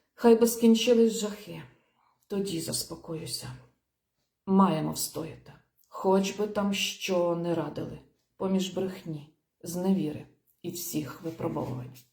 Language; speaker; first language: Ukrainian; native; Ukrainian